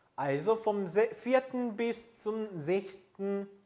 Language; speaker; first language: German; non-native, fluent; Korean